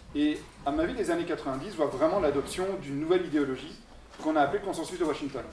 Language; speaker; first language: French; native; French